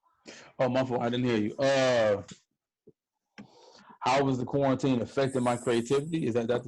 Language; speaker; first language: English; native; English